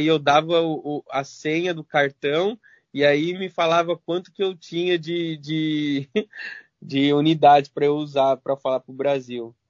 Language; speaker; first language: Portuguese; early bilingual, other home language; Arabic